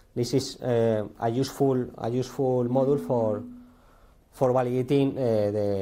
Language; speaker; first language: English; non-native, learner; Spanish